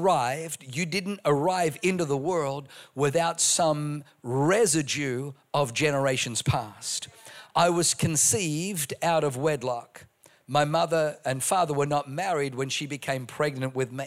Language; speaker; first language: English; non-native, local second language; German